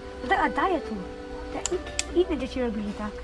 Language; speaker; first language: Polish; early bilingual, heritage; Polish